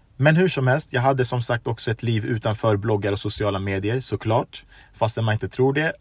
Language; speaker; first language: Swedish; early bilingual, other home language; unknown